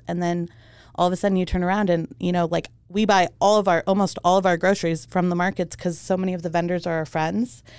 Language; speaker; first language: English; early bilingual, heritage; German